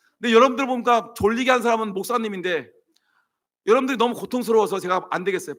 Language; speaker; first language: Korean; native; Korean